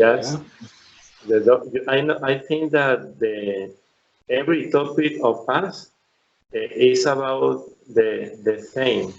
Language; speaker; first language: English; non-native, learner; Spanish